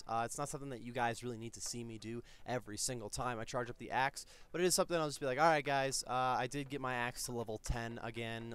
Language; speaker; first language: English; native; English